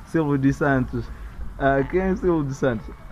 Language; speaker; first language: Portuguese; non-native, local second language; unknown